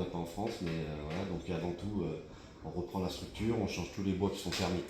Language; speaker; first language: French; native; French